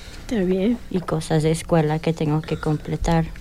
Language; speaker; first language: Spanish; early bilingual, heritage; Spanish